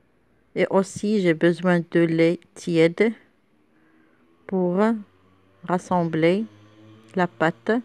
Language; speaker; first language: French; non-native, local second language; Arabic